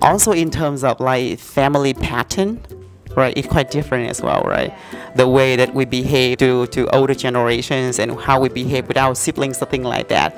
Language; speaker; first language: English; non-native, fluent; Vietnamese